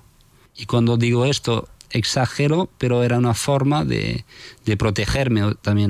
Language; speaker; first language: Spanish; non-native, fluent; French